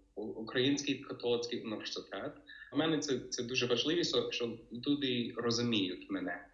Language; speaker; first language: Ukrainian; non-native, fluent; English